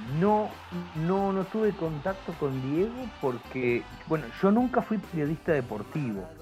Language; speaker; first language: Portuguese; non-native, learner; Spanish